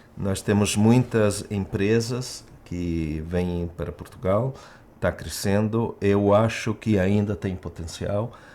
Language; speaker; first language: Portuguese; early bilingual, heritage; Italian